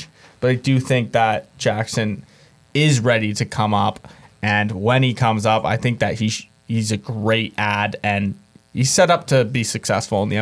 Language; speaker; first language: English; native; English